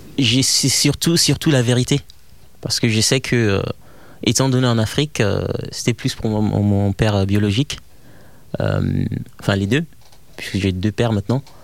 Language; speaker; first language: French; non-native, fluent; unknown